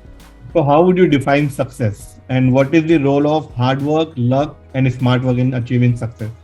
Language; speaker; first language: English; non-native, local second language; Hindi